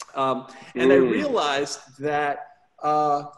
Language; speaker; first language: English; native; English